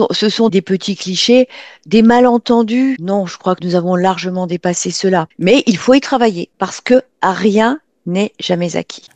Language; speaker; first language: French; native; French